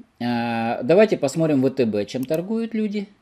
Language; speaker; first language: Russian; native; Russian